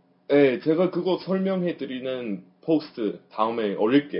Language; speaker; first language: Korean; non-native, fluent; English